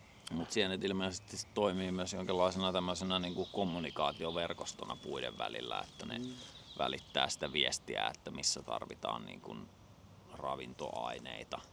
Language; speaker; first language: Finnish; native; Finnish